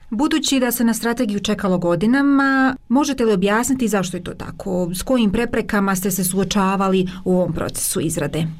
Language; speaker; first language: Croatian; native; Croatian